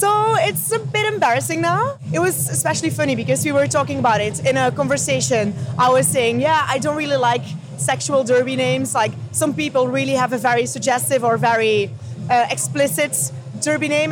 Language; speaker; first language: English; non-native, fluent; Dutch